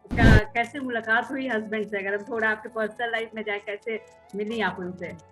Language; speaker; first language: Hindi; native; Hindi